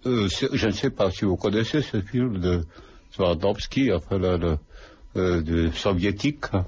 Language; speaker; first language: French; non-native, fluent; Lithuanian